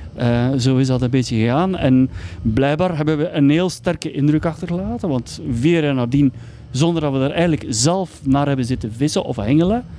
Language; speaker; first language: Dutch; native; Dutch